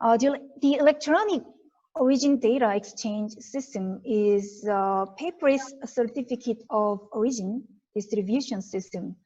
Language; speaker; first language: English; non-native, fluent; Korean